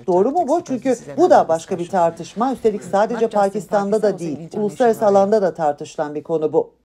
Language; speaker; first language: Turkish; native; Turkish